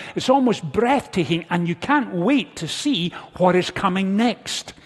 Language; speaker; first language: English; native; English